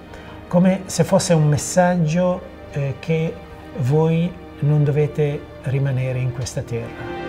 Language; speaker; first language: Italian; non-native, fluent; Assyrian Neo-Aramaic